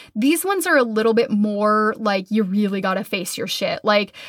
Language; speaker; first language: English; native; English